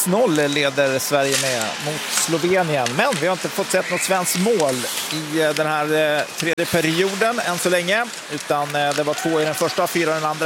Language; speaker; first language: Swedish; native; Swedish